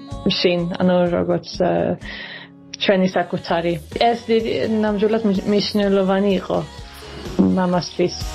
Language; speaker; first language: Georgian; early bilingual, heritage; Swedish